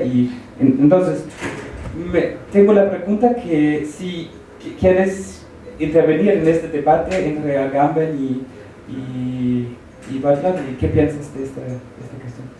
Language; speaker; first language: Spanish; non-native, fluent; French